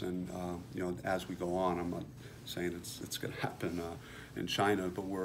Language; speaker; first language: English; native; English